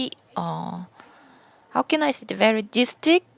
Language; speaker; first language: English; non-native, learner; Korean